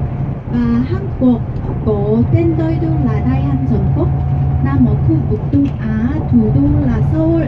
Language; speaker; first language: Vietnamese; non-native, learner; Korean